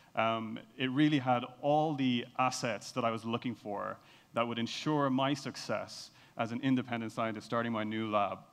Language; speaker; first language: English; native; English